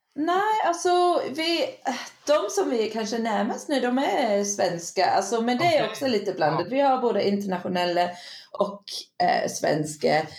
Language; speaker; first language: Swedish; non-native, fluent; English